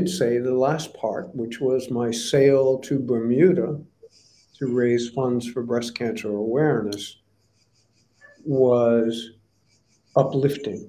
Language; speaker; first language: English; native; English